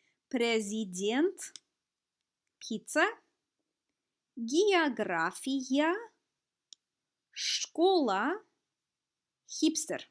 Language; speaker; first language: Russian; non-native, fluent; English